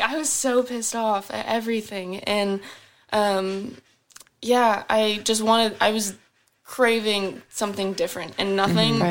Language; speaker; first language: English; native; English